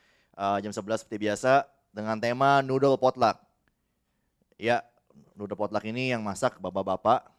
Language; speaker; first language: Indonesian; native; Indonesian